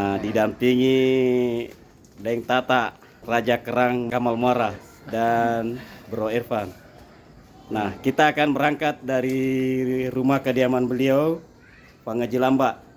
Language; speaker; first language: Indonesian; native; Indonesian